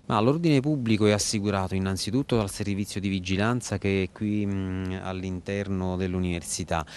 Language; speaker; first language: Italian; native; Italian